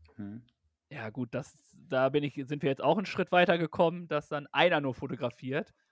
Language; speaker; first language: German; native; German